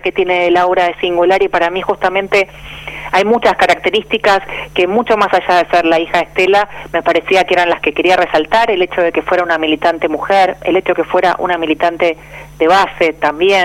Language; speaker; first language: Spanish; native; Spanish